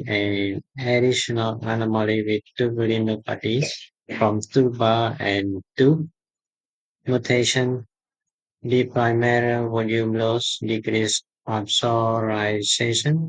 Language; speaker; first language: English; non-native, fluent; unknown